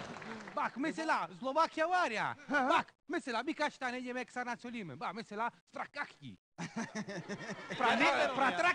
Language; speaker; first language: Turkish; non-native, fluent; Italian